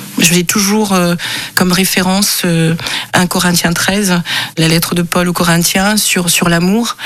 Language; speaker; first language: French; early bilingual, other home language; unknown